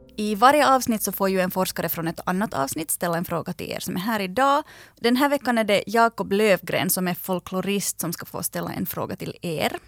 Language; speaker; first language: Swedish; native; Swedish